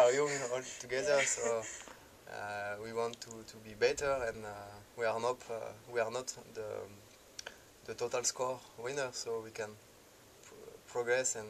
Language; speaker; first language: English; non-native, learner; French